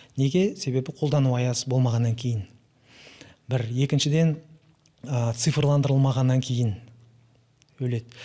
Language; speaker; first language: Kazakh; native; Kazakh